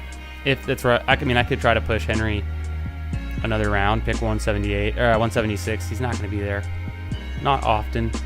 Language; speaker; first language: English; native; English